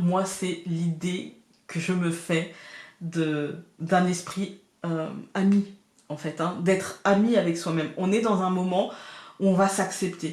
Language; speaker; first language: French; native; French